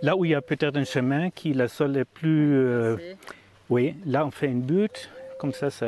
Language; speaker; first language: French; non-native, learner; German